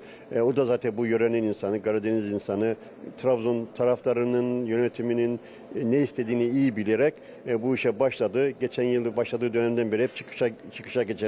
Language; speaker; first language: Turkish; native; Turkish